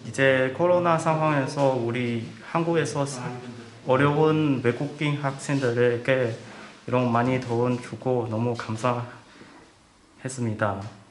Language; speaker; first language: Korean; non-native, learner; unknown